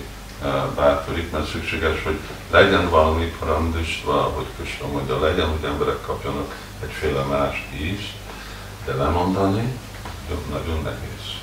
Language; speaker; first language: Hungarian; early bilingual, heritage; Hungarian